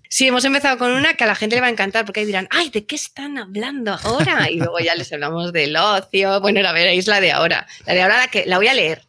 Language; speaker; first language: Spanish; native; Spanish